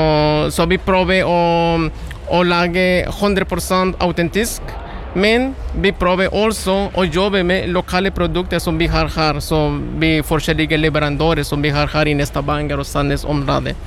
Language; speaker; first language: Norwegian; non-native, learner; Spanish